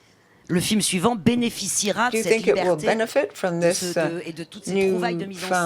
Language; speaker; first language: French; native; French